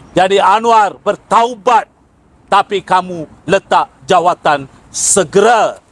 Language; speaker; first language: Malay; non-native, local second language; Tamil